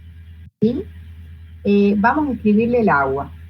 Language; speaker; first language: Spanish; native; Spanish